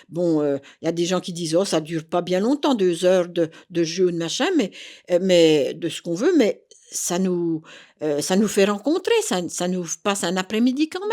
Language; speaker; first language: French; native; French